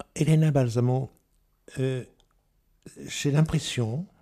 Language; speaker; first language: French; native; French